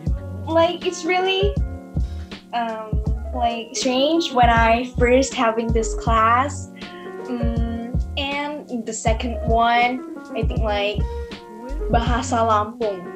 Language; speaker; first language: English; early bilingual, other home language; Indonesian